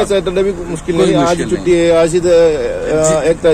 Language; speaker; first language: Hindi; non-native, local second language; Malayalam